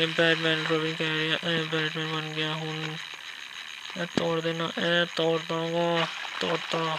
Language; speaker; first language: Urdu; non-native, local second language; Punjabi